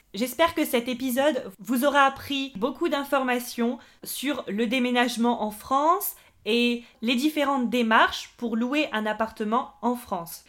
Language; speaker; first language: French; native; French